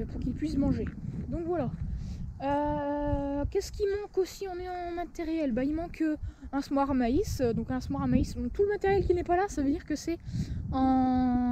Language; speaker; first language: French; native; French